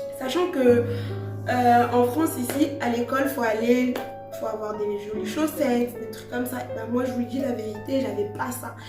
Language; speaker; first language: French; early bilingual, other home language; Lingala